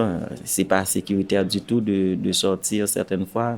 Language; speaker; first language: French; non-native, local second language; Haitian Creole